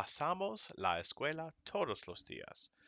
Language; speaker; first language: Spanish; non-native, fluent; English